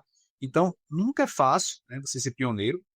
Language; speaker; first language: Portuguese; native; Portuguese